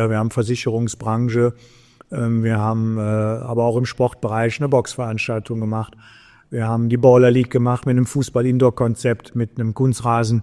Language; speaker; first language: German; native; German